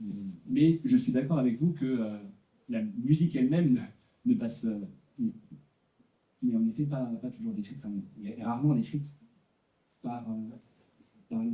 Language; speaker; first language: French; native; French